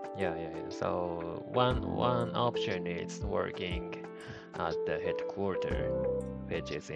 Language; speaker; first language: English; non-native, learner; Japanese